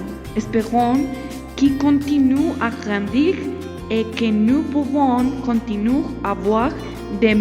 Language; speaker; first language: French; non-native, learner; Spanish